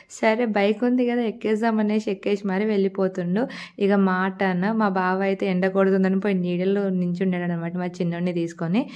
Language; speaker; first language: Telugu; non-native, local second language; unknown